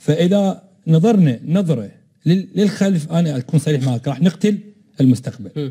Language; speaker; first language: Arabic; native; Arabic